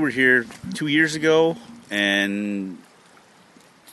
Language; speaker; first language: English; native; English